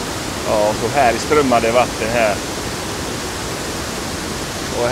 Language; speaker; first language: Swedish; native; Swedish